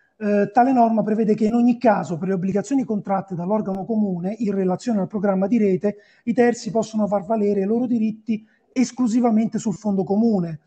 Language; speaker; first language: Italian; native; Italian